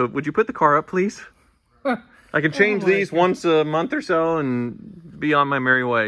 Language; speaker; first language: English; native; English